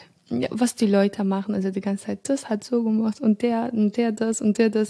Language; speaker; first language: German; non-native, fluent; Arabic